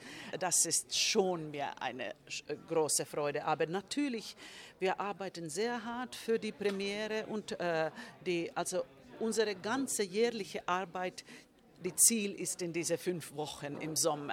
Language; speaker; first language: German; non-native, fluent; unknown